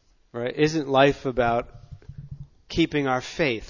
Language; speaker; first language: English; native; English